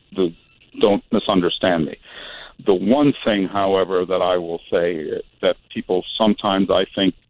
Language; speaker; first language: English; non-native, fluent; Arabic